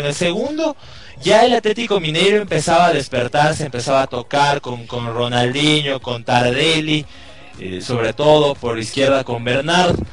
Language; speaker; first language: Spanish; native; Spanish